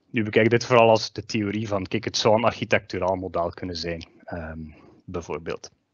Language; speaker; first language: Dutch; native; Dutch